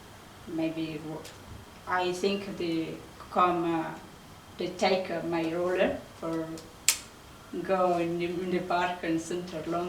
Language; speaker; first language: English; non-native, learner; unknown